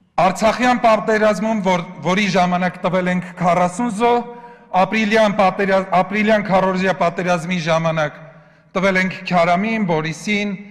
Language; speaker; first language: Armenian; non-native, local second language; Kurdish